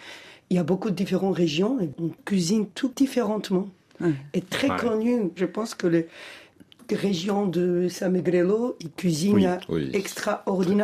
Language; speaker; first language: French; non-native, fluent; Georgian